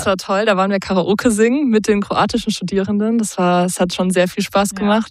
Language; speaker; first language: German; native; German